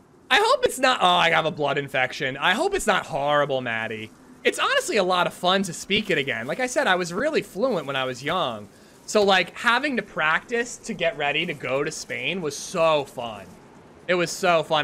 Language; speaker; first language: English; native; English